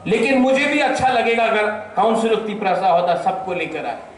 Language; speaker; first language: Hindi; non-native, local second language; Bangla